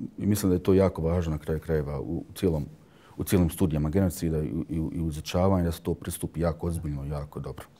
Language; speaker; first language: Bosnian; early bilingual, heritage; Bosnian